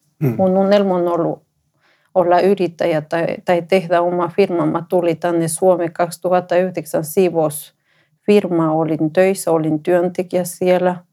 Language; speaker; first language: Finnish; non-native, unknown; Spanish